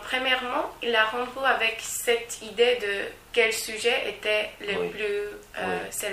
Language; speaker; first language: French; non-native, learner; Spanish